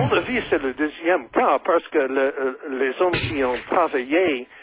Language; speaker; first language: French; non-native, fluent; English